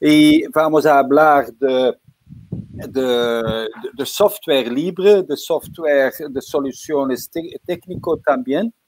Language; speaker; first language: Spanish; non-native, fluent; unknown